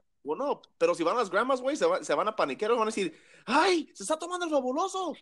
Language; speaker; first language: Spanish; early bilingual, heritage; Spanish